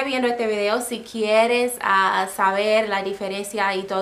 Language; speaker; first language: Spanish; non-native, fluent; English